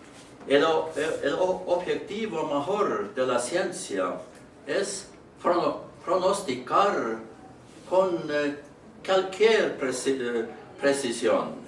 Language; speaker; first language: Spanish; non-native, learner; Estonian